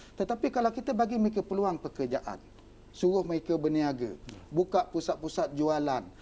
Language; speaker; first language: Malay; non-native, local second language; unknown